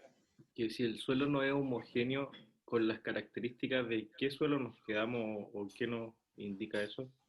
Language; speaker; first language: Spanish; native; Spanish